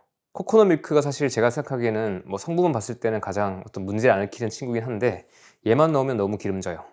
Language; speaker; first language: Korean; native; Korean